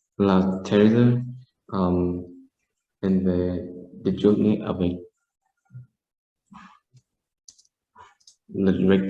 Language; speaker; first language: French; non-native, learner; Vietnamese